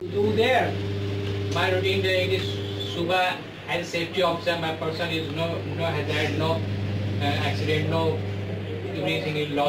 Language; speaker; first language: English; non-native, learner; Hindi